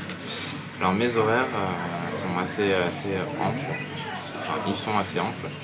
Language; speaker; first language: French; native; French